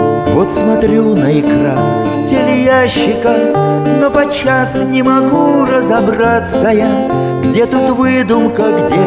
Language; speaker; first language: Russian; native; Russian